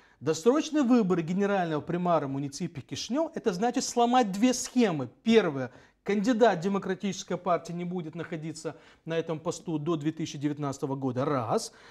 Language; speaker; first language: Russian; native; Russian